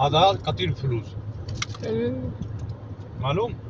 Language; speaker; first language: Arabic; non-native, learner; Hindi